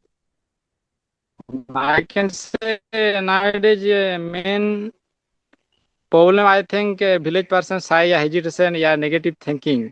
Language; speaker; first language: English; non-native, learner; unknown